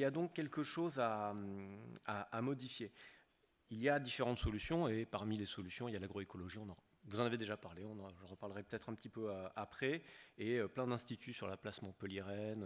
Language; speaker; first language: French; native; French